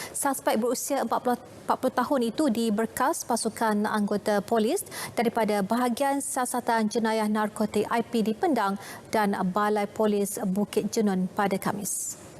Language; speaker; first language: Malay; native; Malay